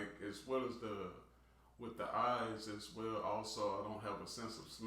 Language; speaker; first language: English; native; English